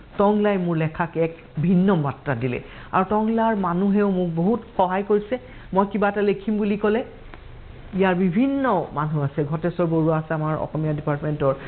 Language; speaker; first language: Assamese; native; Assamese